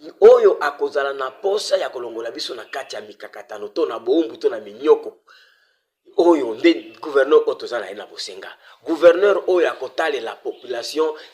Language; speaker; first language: Lingala; native; Lingala